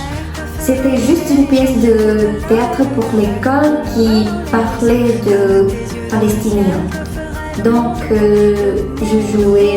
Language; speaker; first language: French; non-native, learner; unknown